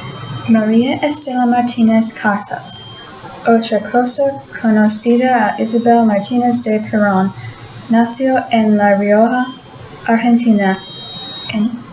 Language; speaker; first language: Spanish; non-native, learner; English